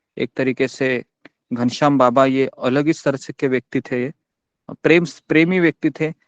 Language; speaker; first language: Hindi; non-native, local second language; Marathi